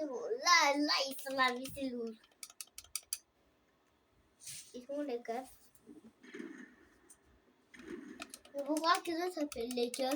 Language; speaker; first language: French; native; French